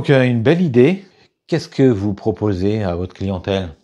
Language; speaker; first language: French; native; French